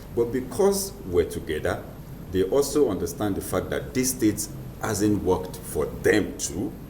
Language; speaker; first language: English; non-native, local second language; Yoruba